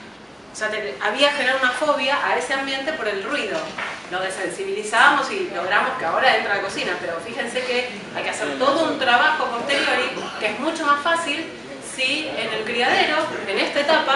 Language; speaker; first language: Spanish; native; Spanish